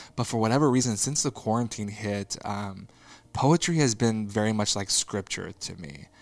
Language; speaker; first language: English; native; English